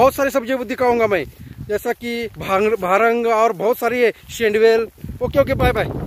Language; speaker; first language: Hindi; non-native, local second language; Marathi